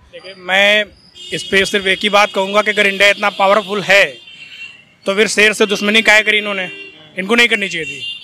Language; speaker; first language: Hindi; native; Hindi